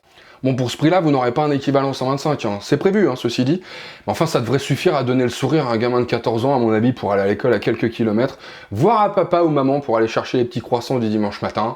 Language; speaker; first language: French; native; French